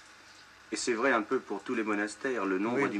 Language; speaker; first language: French; native; French